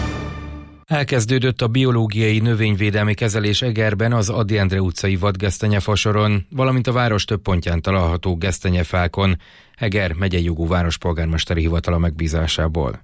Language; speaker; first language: Hungarian; native; Hungarian